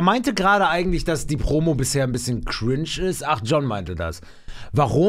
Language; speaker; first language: German; native; German